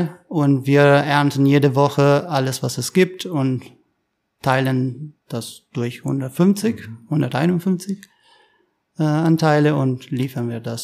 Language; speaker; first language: German; non-native, fluent; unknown